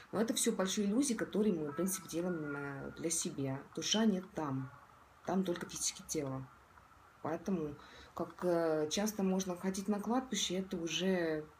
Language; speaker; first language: Russian; non-native, local second language; Estonian